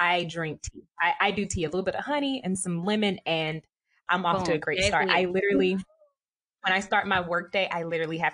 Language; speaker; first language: English; native; English